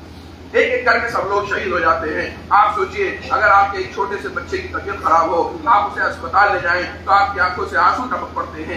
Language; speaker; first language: Urdu; native; Urdu